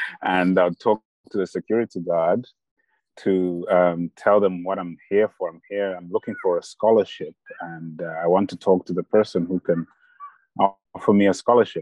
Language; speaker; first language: English; non-native, local second language; Bemba